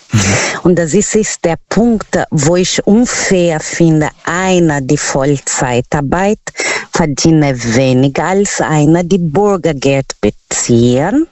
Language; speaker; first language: German; non-native, learner; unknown